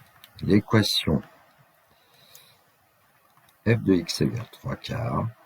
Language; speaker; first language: French; native; French